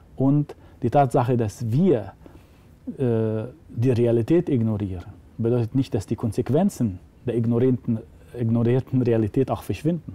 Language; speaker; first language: German; non-native, fluent; Arabic